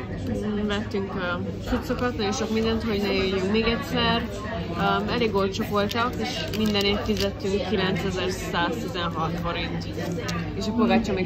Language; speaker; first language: Hungarian; early bilingual, heritage; English